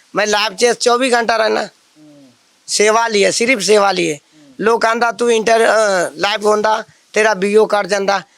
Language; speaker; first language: Hindi; non-native, local second language; Punjabi